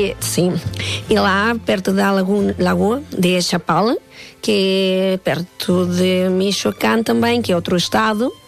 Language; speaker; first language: Portuguese; non-native, fluent; Spanish